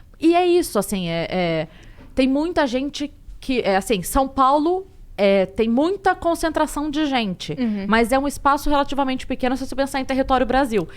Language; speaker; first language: Portuguese; native; Portuguese